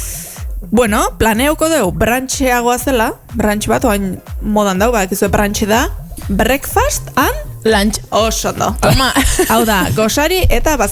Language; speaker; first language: Basque; native; Basque